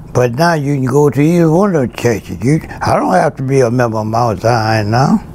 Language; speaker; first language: English; native; English